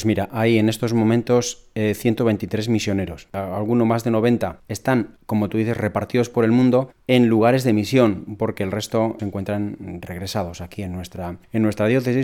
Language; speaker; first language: Spanish; native; Spanish